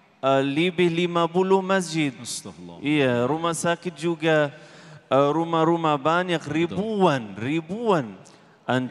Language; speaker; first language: Indonesian; non-native, learner; Arabic